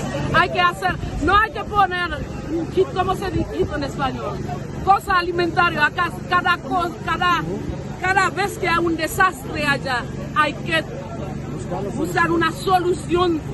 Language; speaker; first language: Spanish; non-native, fluent; Haitian Creole